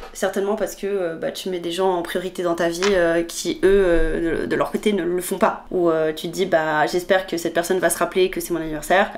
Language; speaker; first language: French; native; French